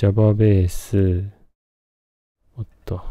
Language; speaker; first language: Japanese; native; Japanese